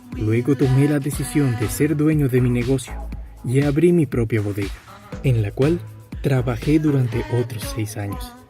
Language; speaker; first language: Spanish; native; Spanish